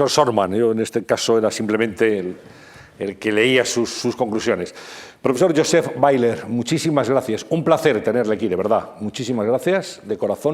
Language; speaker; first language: Spanish; native; Spanish